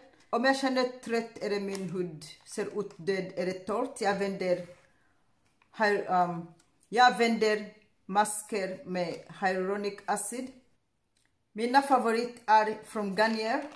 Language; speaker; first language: Swedish; non-native, learner; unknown